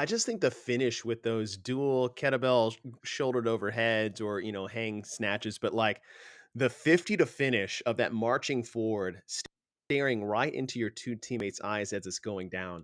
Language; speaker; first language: English; native; English